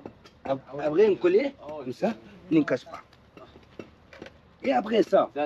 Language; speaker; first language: French; non-native, learner; Arabic